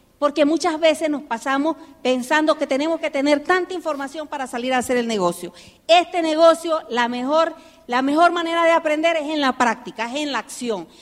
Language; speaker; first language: Spanish; early bilingual, heritage; Spanish